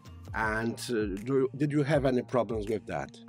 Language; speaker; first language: English; non-native, fluent; Polish